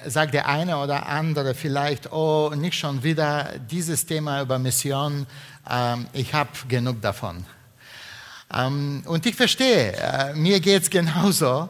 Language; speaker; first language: German; non-native, fluent; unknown